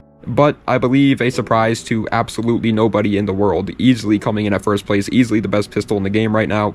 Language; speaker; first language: English; native; English